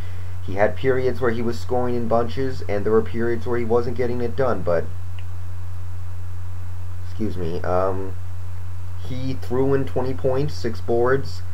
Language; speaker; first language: English; native; English